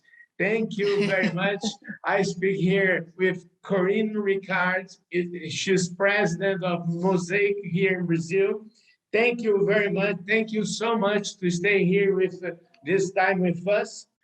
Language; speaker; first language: English; non-native, learner; Portuguese